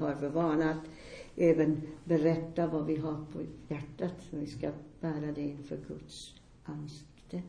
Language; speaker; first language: Swedish; non-native, fluent; Finnish